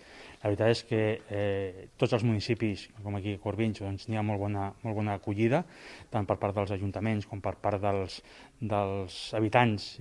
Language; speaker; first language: Catalan; native; Catalan